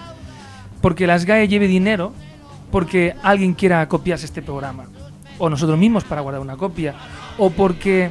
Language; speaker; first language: Spanish; native; Spanish